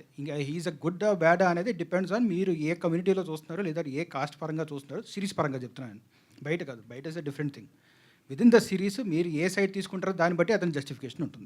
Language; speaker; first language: Telugu; native; Telugu